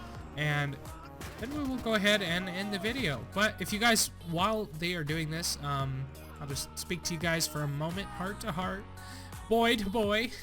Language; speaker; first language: English; native; English